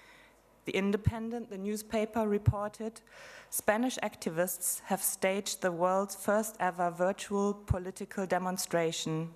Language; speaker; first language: English; non-native, fluent; German